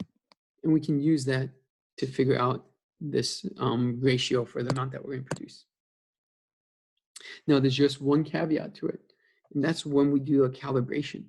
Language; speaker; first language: English; native; English